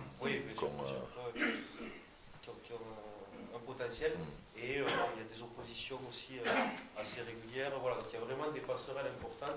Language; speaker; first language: French; native; French